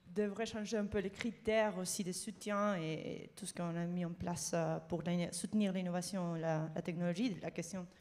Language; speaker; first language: French; non-native, fluent; Spanish